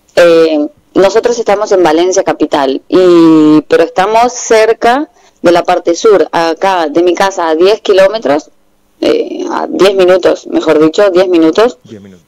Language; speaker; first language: Spanish; native; Spanish